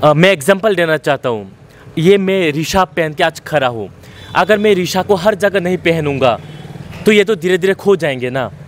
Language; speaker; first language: Hindi; non-native, local second language; Kok Borok